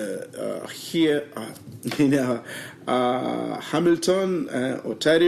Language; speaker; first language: English; non-native, learner; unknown